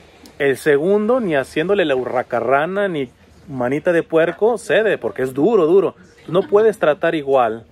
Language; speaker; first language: Spanish; native; Spanish